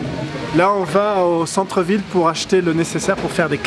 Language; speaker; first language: French; native; French